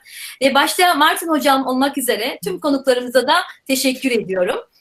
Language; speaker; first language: Turkish; native; Turkish